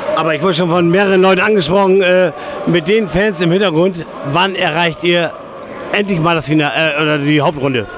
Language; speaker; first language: German; native; German